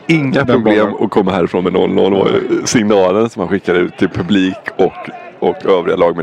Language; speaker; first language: Swedish; native; Swedish